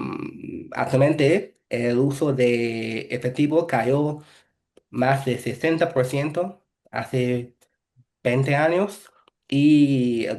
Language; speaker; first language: Spanish; non-native, fluent; English